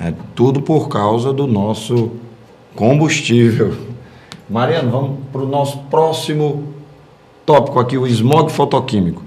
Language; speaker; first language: Portuguese; native; Portuguese